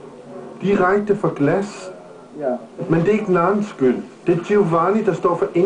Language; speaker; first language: Danish; native; Danish